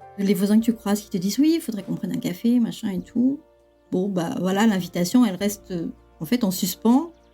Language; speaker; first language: French; early bilingual, other home language; Chinese